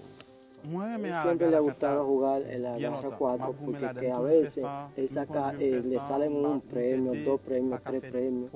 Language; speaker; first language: Spanish; non-native, learner; Haitian Creole